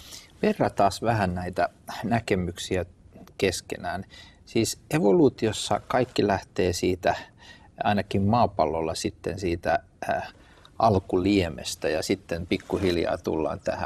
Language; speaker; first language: Finnish; native; Finnish